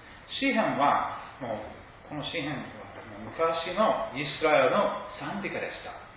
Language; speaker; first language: Japanese; non-native, fluent; English